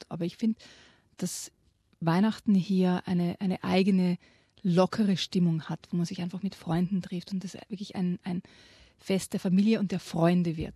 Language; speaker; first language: German; native; German